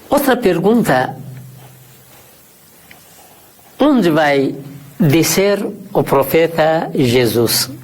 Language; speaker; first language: Portuguese; non-native, fluent; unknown